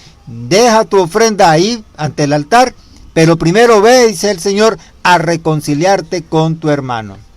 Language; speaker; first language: Spanish; native; Spanish